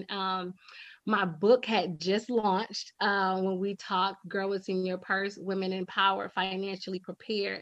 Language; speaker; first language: English; native; English